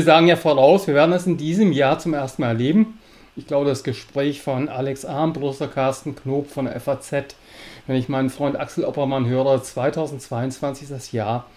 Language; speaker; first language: German; native; German